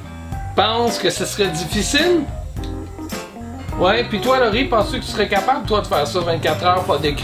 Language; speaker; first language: French; native; French